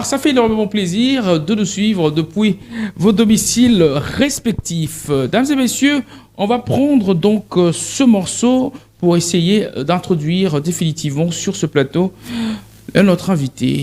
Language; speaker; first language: French; non-native, local second language; Lingala